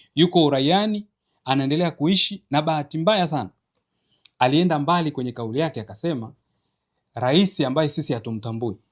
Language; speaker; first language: Swahili; native; Swahili